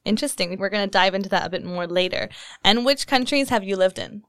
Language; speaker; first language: English; native; English